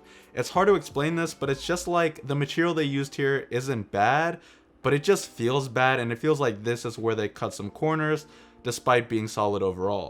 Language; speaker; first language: English; native; English